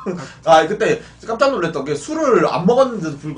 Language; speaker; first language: Korean; native; Korean